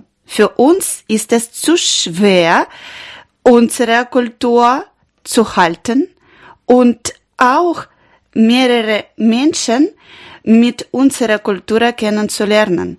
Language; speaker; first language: German; non-native, learner; Ukrainian